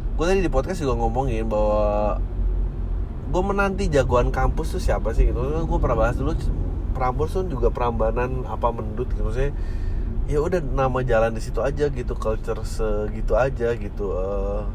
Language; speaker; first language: Indonesian; native; Indonesian